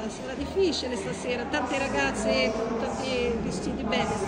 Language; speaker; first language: Italian; non-native, fluent; Portuguese